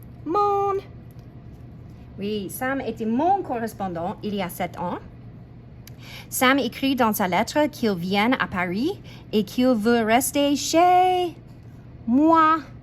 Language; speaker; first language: French; non-native, fluent; English